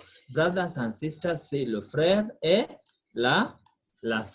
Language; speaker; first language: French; non-native, fluent; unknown